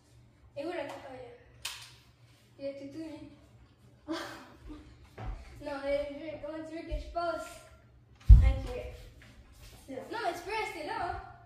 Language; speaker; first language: French; native; French